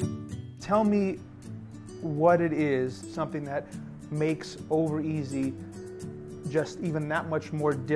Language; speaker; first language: English; native; English